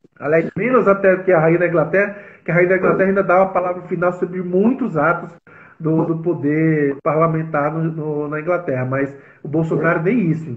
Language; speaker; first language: Portuguese; native; Portuguese